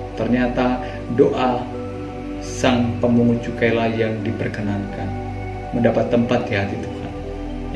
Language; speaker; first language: Indonesian; native; Indonesian